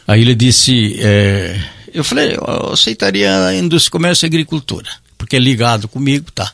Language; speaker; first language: Portuguese; native; Portuguese